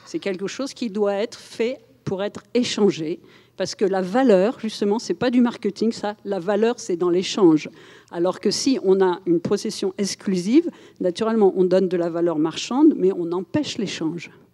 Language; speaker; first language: French; native; French